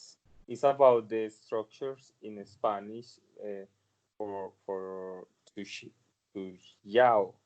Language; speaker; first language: English; non-native, learner; Spanish